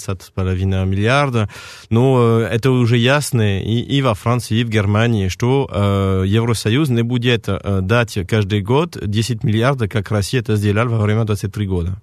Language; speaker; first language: Russian; non-native, fluent; French